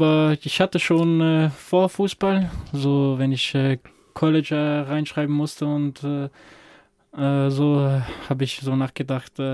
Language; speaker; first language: German; non-native, fluent; Croatian